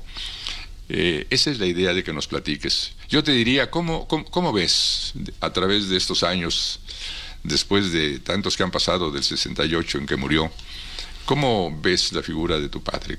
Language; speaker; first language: Spanish; native; Spanish